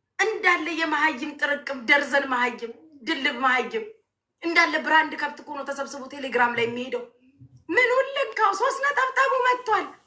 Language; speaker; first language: Amharic; native; Amharic